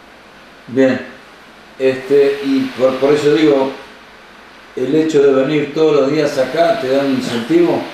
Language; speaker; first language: Spanish; native; Spanish